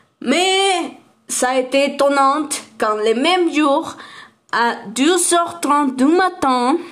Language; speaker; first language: French; non-native, learner; Spanish